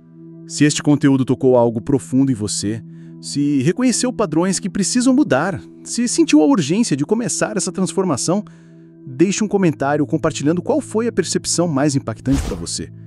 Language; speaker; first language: Portuguese; native; Portuguese